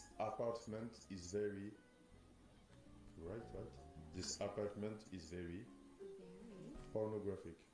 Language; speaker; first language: English; non-native, learner; French